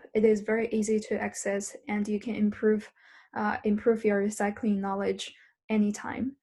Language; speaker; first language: English; non-native, learner; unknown